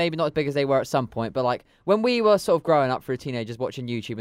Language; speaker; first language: English; native; English